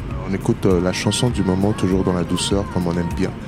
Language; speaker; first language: French; non-native, local second language; Lingala